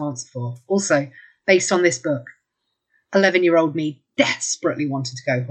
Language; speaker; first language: English; native; English